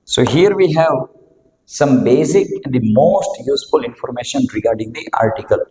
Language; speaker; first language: English; non-native, local second language; Gujarati